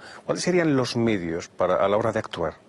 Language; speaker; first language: Spanish; native; Spanish